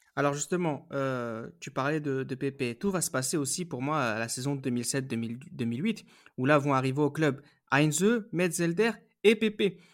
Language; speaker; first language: French; native; French